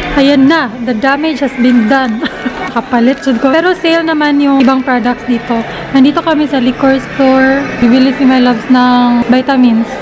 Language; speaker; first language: Filipino; non-native, local second language; Cebuano